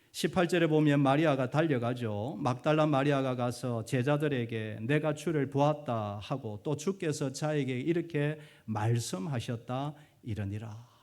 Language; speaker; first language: Korean; native; Korean